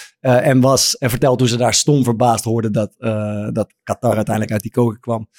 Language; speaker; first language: Dutch; native; Dutch